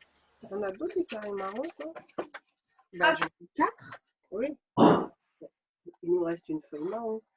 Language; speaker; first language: French; native; French